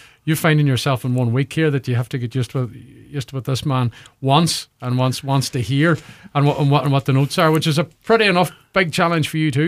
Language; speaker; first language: English; native; English